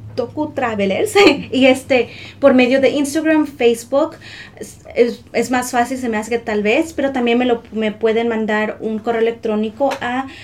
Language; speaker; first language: Spanish; early bilingual, other home language; English